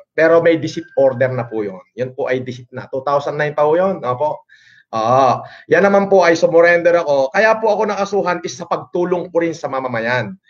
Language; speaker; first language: Filipino; non-native, local second language; Iloko